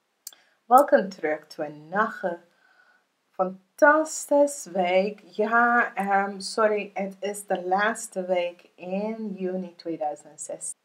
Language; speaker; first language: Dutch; non-native, learner; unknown